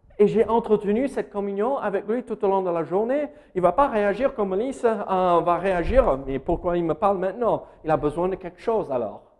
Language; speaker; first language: French; non-native, fluent; English